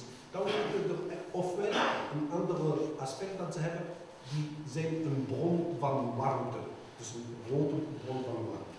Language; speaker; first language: Dutch; non-native, local second language; French